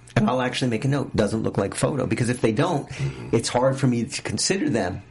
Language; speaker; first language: English; native; English